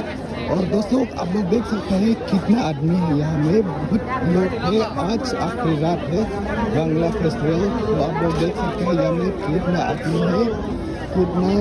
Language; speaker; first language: Hindi; non-native, local second language; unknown